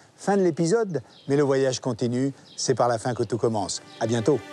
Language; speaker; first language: French; native; French